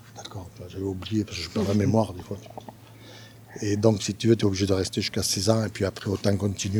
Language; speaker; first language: French; native; French